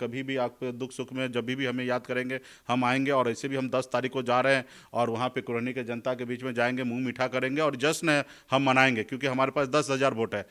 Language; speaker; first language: Hindi; native; Hindi